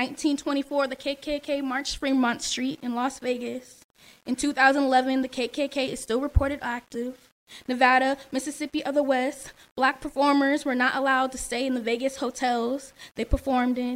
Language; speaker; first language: English; native; English